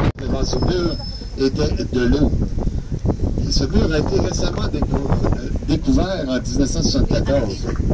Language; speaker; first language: French; native; French